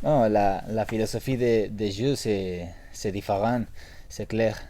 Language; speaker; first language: French; non-native, learner; Spanish